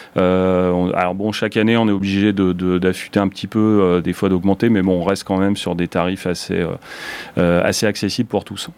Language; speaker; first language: French; native; French